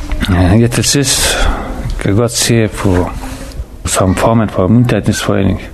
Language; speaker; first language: Danish; non-native, learner; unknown